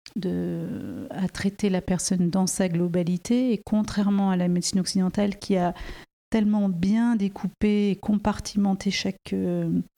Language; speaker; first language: French; native; French